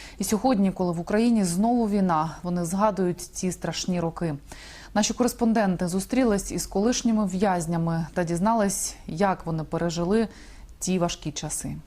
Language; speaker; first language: Ukrainian; native; Ukrainian